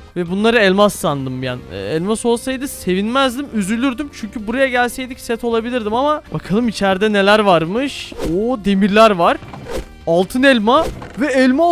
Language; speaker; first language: Turkish; native; Turkish